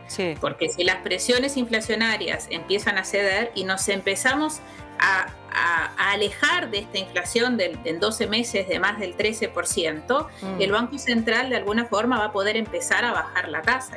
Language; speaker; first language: Spanish; native; Spanish